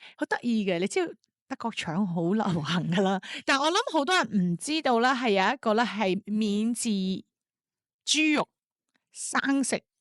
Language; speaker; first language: Cantonese; early bilingual, heritage; Cantonese